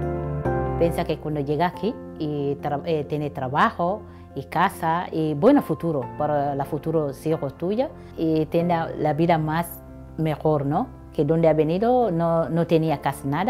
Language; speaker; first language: Spanish; non-native, learner; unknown